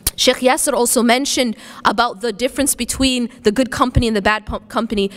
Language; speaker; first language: English; native; English